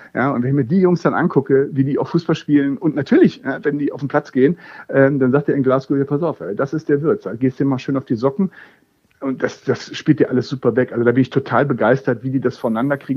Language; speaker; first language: German; native; German